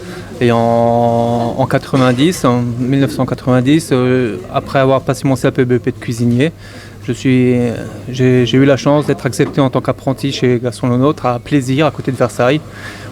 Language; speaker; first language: French; native; French